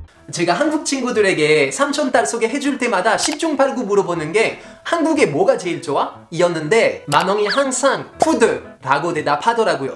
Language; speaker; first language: Korean; non-native, fluent; French